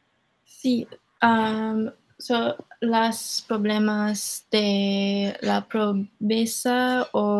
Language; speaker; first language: Spanish; non-native, learner; English